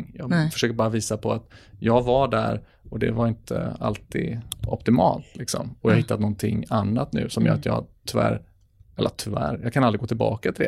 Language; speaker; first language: Swedish; native; Swedish